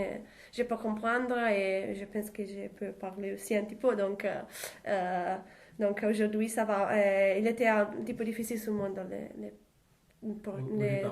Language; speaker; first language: French; non-native, learner; Italian